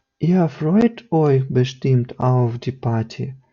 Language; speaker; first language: German; non-native, fluent; Ukrainian